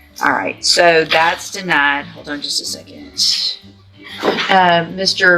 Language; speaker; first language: English; native; English